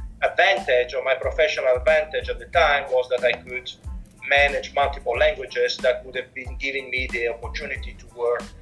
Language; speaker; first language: English; non-native, fluent; Italian